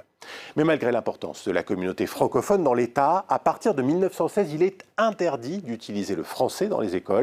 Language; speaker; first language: French; native; French